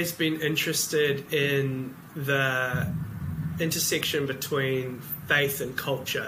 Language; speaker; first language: English; native; English